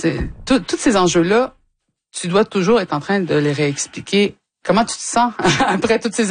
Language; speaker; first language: French; native; French